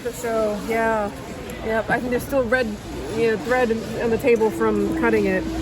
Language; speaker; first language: English; native; English